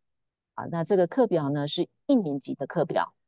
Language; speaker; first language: Chinese; native; Chinese